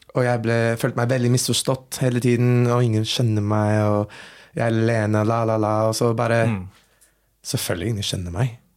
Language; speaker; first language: Norwegian; non-native, fluent; English